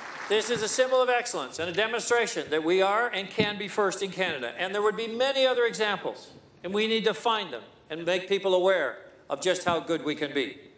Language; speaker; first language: English; native; English